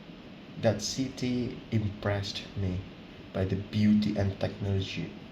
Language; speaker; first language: English; non-native, learner; Indonesian